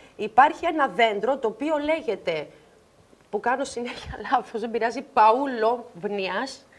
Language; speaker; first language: Greek; non-native, fluent; German